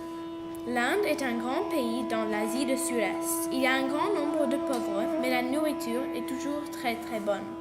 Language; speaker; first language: French; non-native, learner; English